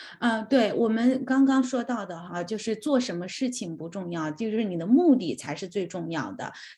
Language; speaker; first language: Chinese; native; Chinese